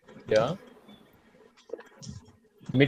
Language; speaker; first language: German; non-native, fluent; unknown